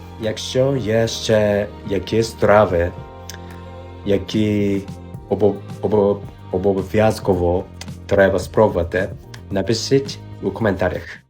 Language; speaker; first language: Ukrainian; non-native, fluent; Japanese